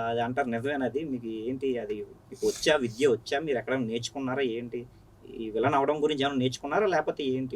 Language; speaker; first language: Telugu; native; Telugu